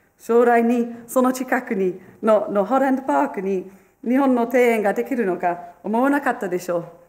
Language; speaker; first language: Japanese; non-native, fluent; English